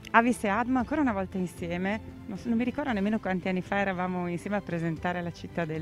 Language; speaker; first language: Italian; native; Italian